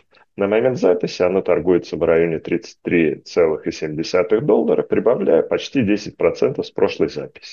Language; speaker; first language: Russian; native; Russian